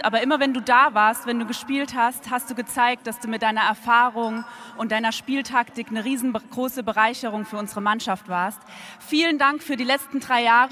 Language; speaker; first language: German; native; German